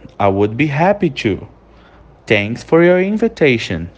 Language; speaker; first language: English; non-native, fluent; Portuguese